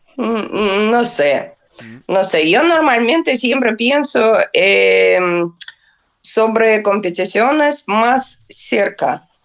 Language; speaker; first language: Spanish; non-native, learner; Russian